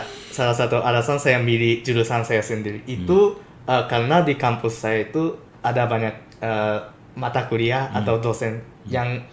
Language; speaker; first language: Indonesian; non-native, fluent; Japanese